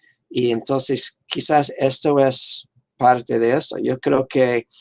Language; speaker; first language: Spanish; non-native, fluent; English